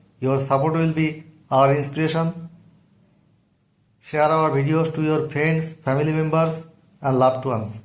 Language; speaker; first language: English; non-native, local second language; Bangla